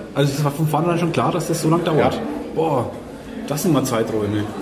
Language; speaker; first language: German; native; German